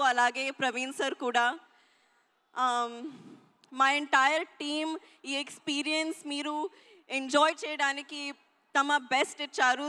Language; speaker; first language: Telugu; non-native, learner; Hindi